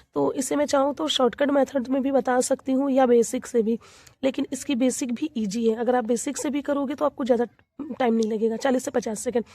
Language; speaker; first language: Hindi; native; Hindi